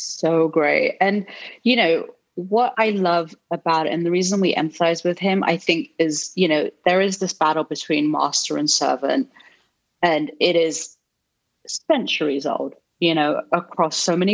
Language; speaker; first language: English; native; English